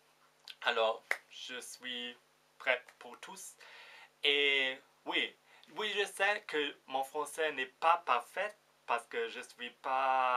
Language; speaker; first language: French; non-native, fluent; German